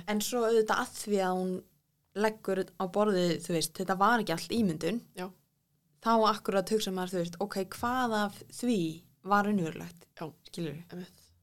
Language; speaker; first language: Icelandic; native; Icelandic